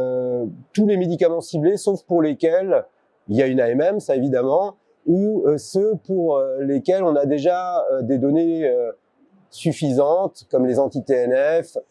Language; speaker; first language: French; native; French